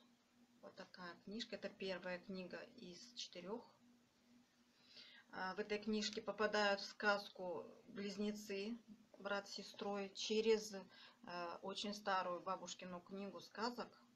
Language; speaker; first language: Russian; native; Russian